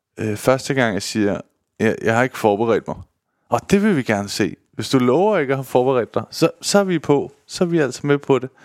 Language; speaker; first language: Danish; early bilingual, other home language; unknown